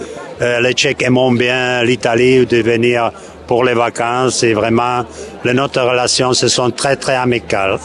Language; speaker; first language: French; non-native, learner; Czech